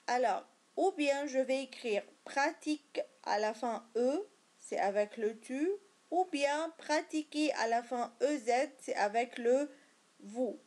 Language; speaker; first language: French; non-native, fluent; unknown